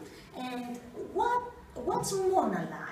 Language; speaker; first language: English; non-native, fluent; Greek